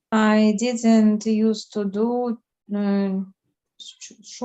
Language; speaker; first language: English; non-native, learner; Russian